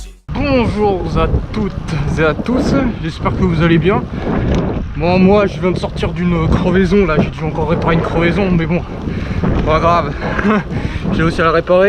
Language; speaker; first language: French; native; French